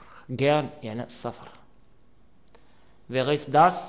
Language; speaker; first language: German; non-native, learner; Arabic